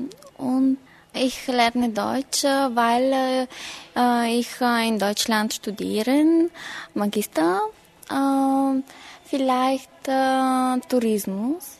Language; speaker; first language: German; non-native, learner; Bulgarian